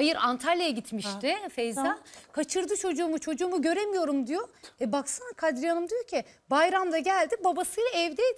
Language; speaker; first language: Turkish; native; Turkish